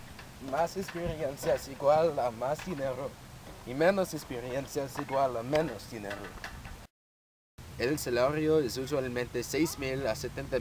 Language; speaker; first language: Spanish; non-native, learner; English